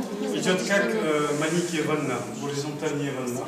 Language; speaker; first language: Russian; non-native, learner; French